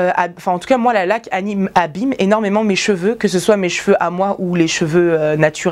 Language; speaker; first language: French; native; French